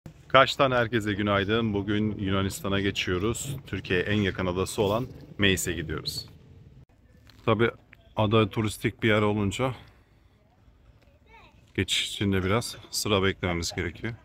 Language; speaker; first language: Turkish; native; Turkish